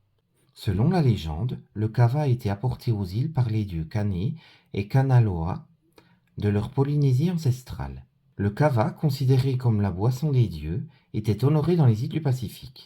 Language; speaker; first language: French; native; French